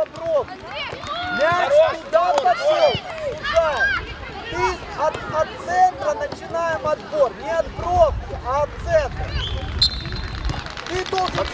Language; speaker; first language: Russian; native; Russian